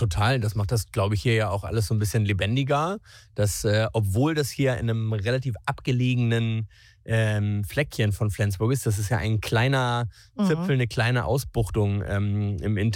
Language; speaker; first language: German; native; German